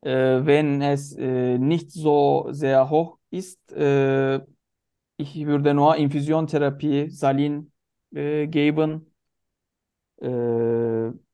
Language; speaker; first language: German; non-native, learner; Turkish